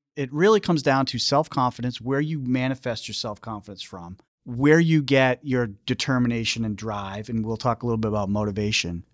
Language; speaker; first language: English; native; English